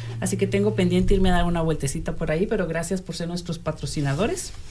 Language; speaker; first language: Spanish; native; Spanish